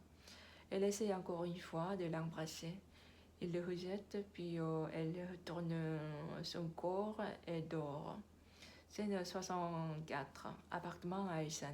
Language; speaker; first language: French; non-native, learner; Korean